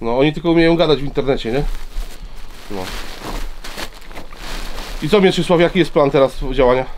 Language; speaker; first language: Polish; native; Polish